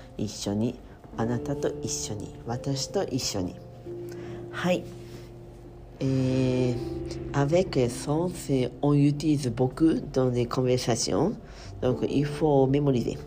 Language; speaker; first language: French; non-native, fluent; Japanese